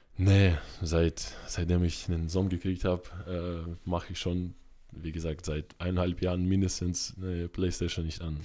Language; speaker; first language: German; non-native, fluent; Russian